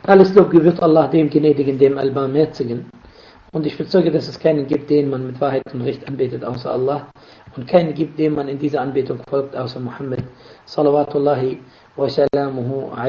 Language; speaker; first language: German; non-native, fluent; Arabic